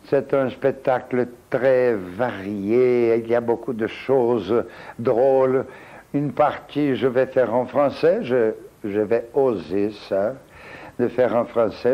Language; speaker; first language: French; non-native, fluent; Portuguese